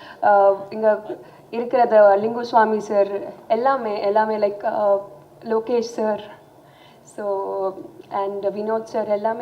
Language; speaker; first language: Tamil; non-native, learner; Telugu